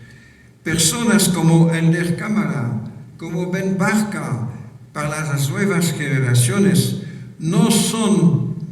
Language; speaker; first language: Spanish; non-native, fluent; French